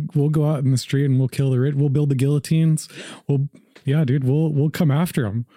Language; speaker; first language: English; native; English